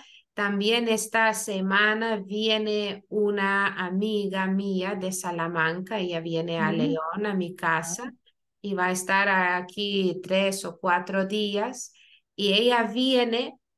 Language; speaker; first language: Spanish; non-native, fluent; Lithuanian